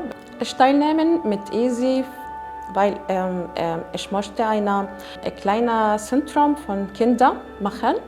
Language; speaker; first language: German; non-native, learner; Arabic